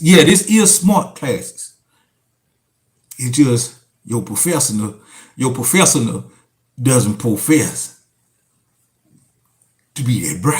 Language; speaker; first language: English; native; English